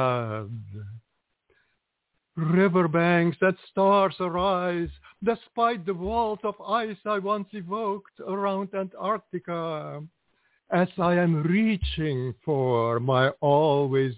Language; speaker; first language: English; non-native, fluent; Dutch